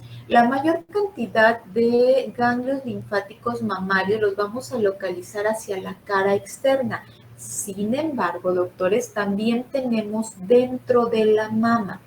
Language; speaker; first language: Spanish; native; Spanish